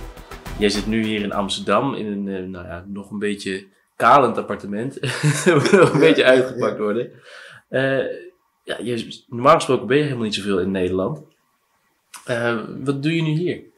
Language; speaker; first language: Dutch; native; Dutch